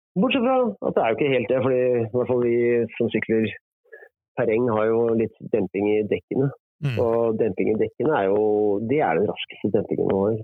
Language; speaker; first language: Norwegian; native; Norwegian